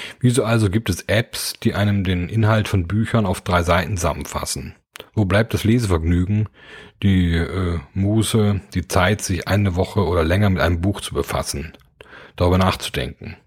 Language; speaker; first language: German; native; German